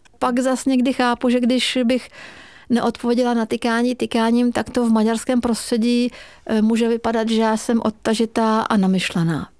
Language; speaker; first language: Czech; non-native, fluent; Hungarian